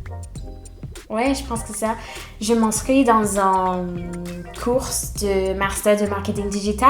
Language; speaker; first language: French; non-native, fluent; English